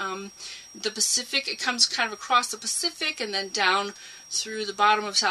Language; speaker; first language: English; native; English